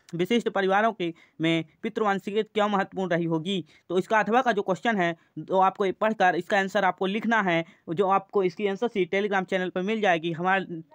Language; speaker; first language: Hindi; native; Hindi